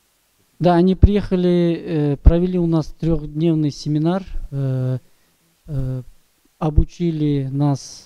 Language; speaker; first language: Russian; non-native, local second language; Kyrgyz